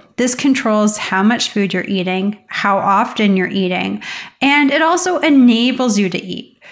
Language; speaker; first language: English; native; English